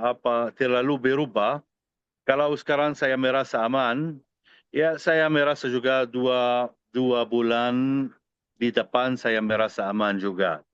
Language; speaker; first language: Indonesian; non-native, fluent; Arabic